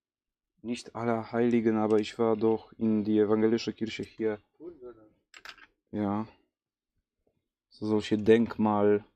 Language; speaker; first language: German; non-native, fluent; Polish